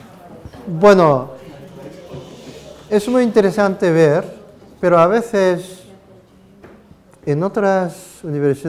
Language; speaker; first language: Spanish; non-native, fluent; Japanese